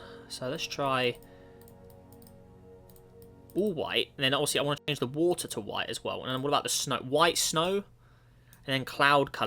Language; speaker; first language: English; native; English